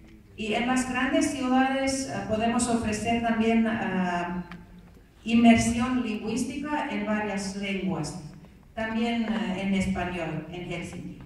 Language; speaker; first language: Spanish; non-native, fluent; Finnish